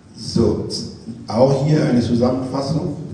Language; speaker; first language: German; non-native, fluent; French